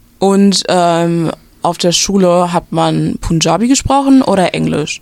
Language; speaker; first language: German; native; German